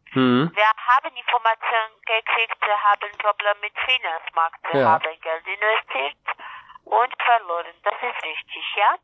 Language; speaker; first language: German; non-native, learner; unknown